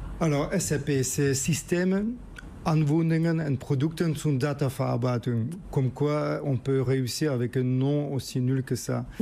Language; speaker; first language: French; non-native, fluent; Dutch